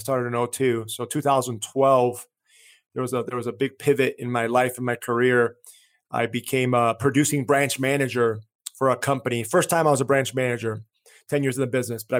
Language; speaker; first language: English; early bilingual, other home language; Greek